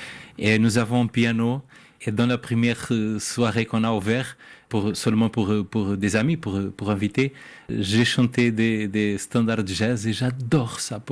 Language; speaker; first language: French; non-native, fluent; Portuguese